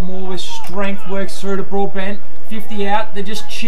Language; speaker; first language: English; native; English